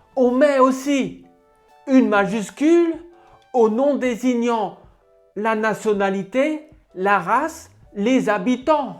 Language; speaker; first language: French; native; French